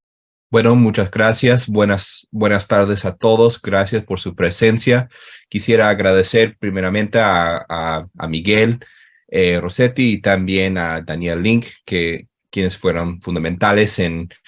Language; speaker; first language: Spanish; non-native, fluent; English